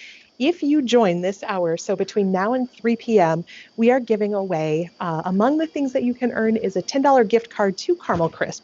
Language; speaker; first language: English; native; English